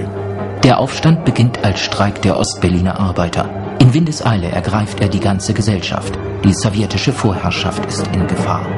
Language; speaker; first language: German; native; German